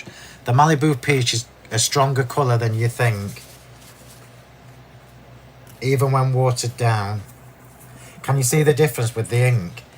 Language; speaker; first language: English; native; English